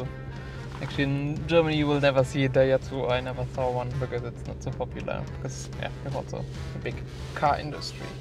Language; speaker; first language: English; non-native, fluent; German